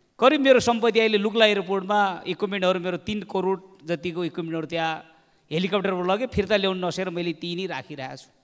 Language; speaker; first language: Nepali; non-native, local second language; Eastern Tamang